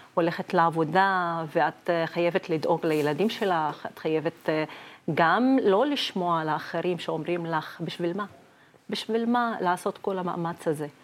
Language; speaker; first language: Hebrew; non-native, local second language; Arabic